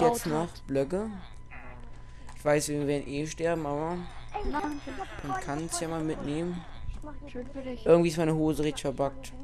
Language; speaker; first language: German; native; German